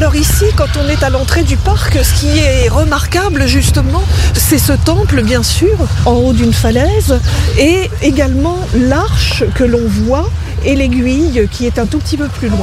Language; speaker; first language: French; native; French